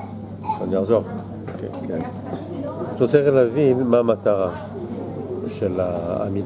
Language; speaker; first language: Hebrew; non-native, fluent; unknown